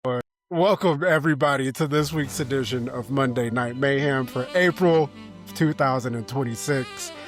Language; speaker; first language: English; native; English